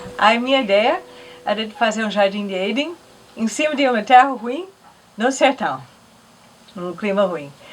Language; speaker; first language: Portuguese; non-native, fluent; English